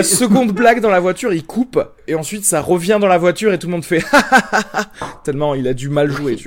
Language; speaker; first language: French; native; French